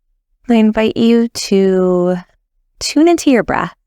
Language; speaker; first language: English; native; English